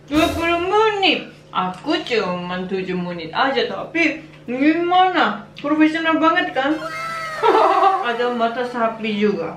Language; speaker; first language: Indonesian; non-native, learner; Japanese